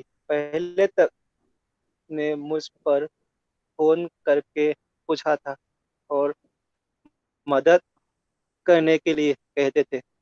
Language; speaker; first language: Hindi; non-native, local second language; Manipuri